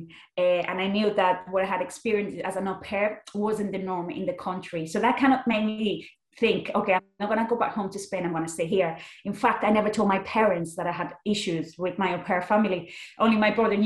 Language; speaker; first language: English; non-native, fluent; Spanish